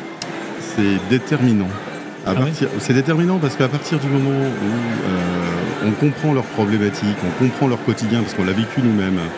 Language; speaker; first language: French; native; French